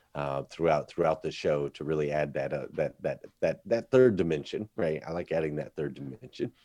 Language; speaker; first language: English; native; English